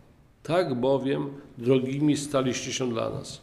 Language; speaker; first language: Polish; native; Polish